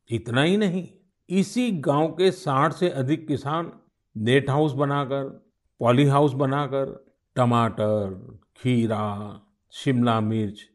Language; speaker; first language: Hindi; non-native, local second language; Gujarati